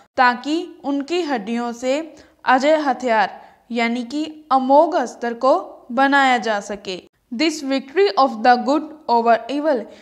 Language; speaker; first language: Hindi; native; Hindi